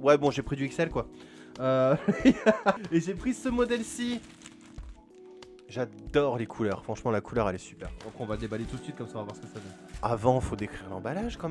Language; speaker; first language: French; native; French